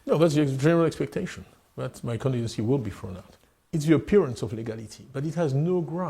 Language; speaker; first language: English; non-native, fluent; French